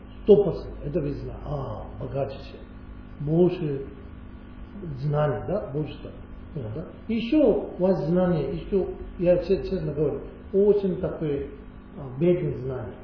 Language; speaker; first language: Russian; non-native, learner; Tibetan